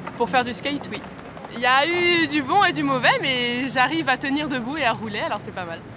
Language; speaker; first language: French; non-native, fluent; Italian